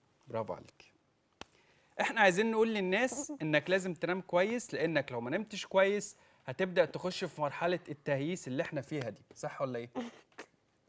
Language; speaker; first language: Arabic; native; Arabic